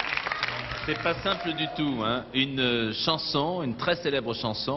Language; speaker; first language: French; native; French